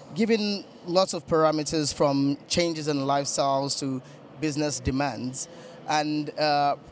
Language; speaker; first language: English; non-native, local second language; Yoruba